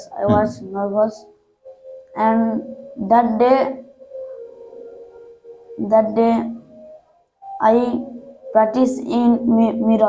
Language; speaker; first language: English; non-native, learner; Hindi